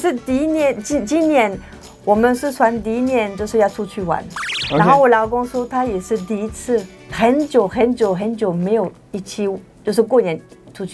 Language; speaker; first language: Chinese; non-native, fluent; French